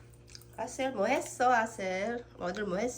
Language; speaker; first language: Korean; non-native, learner; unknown